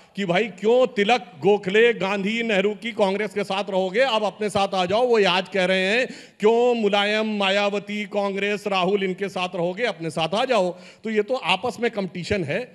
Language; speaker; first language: Hindi; native; Hindi